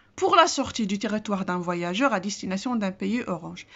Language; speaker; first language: French; non-native, local second language; Arabic